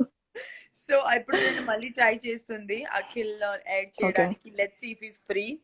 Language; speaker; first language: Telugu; non-native, learner; Gujarati